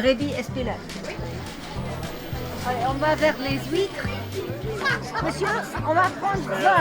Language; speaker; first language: French; non-native, fluent; English